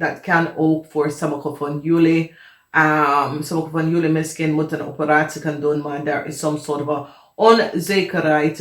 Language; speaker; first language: Dutch; non-native, fluent; English